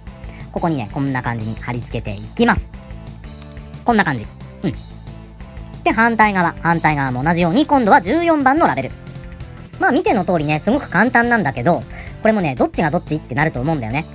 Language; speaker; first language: Japanese; native; Japanese